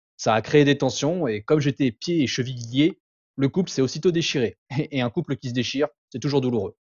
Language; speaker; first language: French; native; French